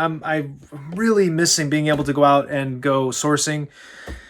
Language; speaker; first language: English; native; English